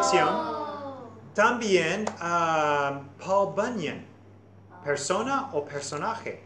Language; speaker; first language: Spanish; non-native, fluent; English